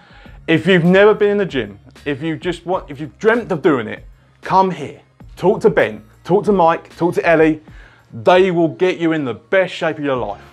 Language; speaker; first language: English; native; English